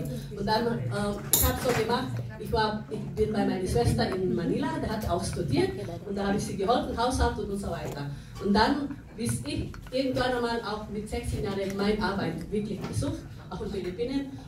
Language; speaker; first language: German; non-native, fluent; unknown